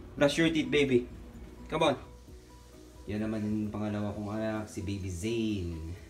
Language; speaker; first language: Filipino; non-native, local second language; Iloko